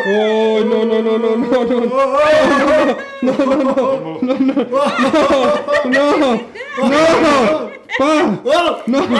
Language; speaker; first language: French; non-native, learner; Spanish